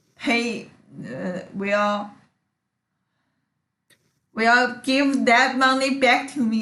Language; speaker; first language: English; non-native, learner; Chinese